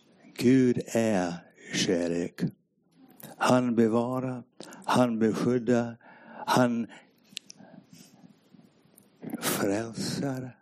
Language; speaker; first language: Swedish; non-native, fluent; English